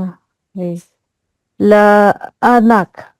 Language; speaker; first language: French; non-native, learner; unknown